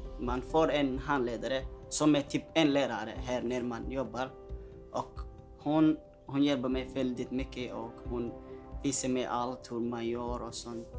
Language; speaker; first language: Swedish; early bilingual, other home language; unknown